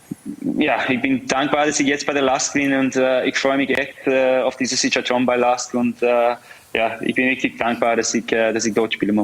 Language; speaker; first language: German; non-native, fluent; English